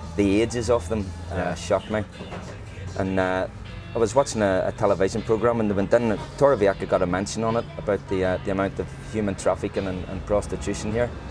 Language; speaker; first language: English; native; English